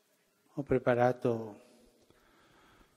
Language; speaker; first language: Italian; early bilingual, heritage; Spanish